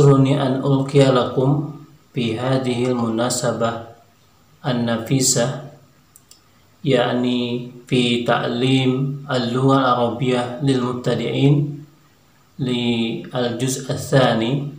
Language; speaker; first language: Arabic; non-native, fluent; Indonesian